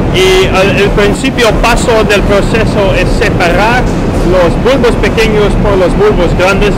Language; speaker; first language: Spanish; non-native, learner; Dutch